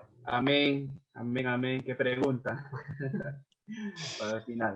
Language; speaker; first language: Spanish; native; Spanish